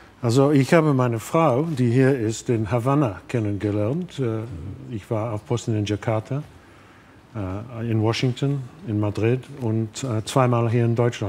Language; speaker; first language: German; non-native, fluent; English